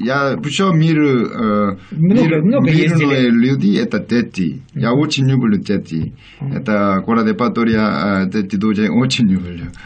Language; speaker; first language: Russian; non-native, learner; Korean